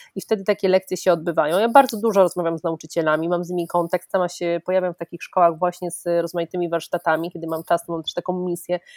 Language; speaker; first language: Polish; native; Polish